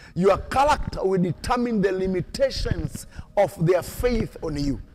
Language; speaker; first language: English; non-native, local second language; Swahili